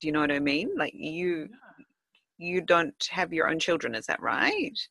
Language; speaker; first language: English; native; English